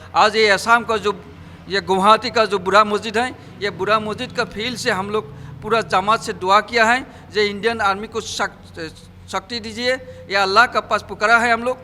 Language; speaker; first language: Hindi; non-native, local second language; Assamese